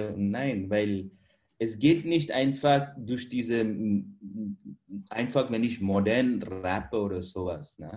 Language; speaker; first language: German; non-native, fluent; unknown